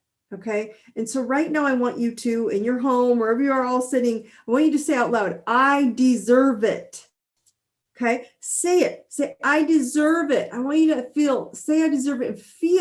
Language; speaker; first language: English; native; English